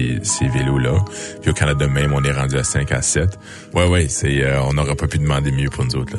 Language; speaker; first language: French; native; French